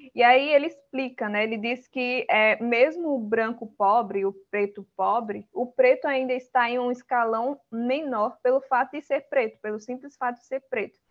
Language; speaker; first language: Portuguese; early bilingual, other home language; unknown